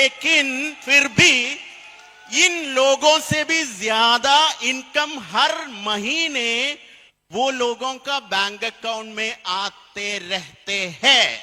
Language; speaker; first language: Hindi; non-native, fluent; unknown